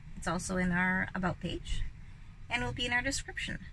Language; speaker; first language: English; native; English